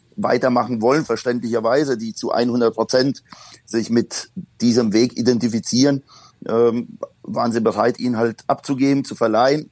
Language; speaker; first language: German; early bilingual, other home language; Polish